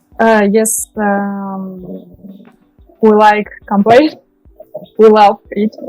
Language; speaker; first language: English; non-native, learner; Russian